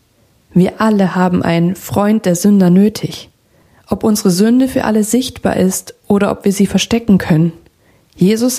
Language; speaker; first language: German; native; German